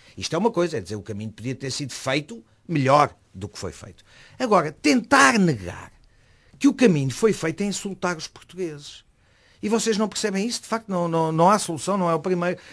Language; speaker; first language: Portuguese; native; Portuguese